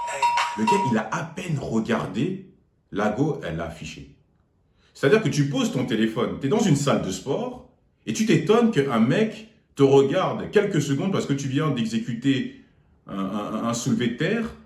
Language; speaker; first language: French; native; French